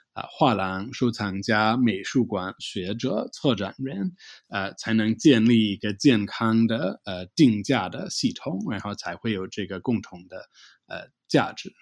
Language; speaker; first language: Chinese; non-native, fluent; English